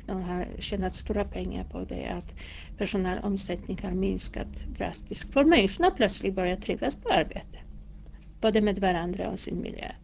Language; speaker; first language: Swedish; non-native, fluent; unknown